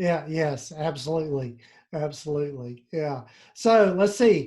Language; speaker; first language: English; native; English